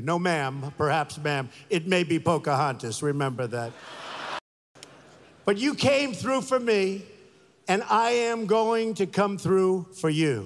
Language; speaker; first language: English; native; English